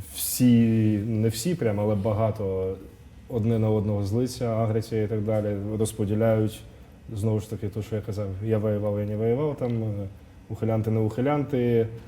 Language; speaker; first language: Ukrainian; non-native, local second language; Russian